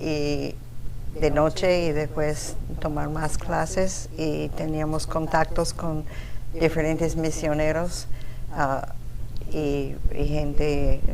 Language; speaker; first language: Spanish; non-native, fluent; English